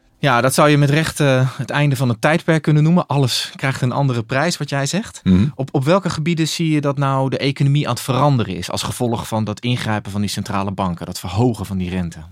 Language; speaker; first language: Dutch; native; Dutch